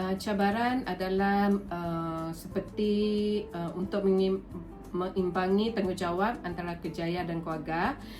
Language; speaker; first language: Malay; non-native, local second language; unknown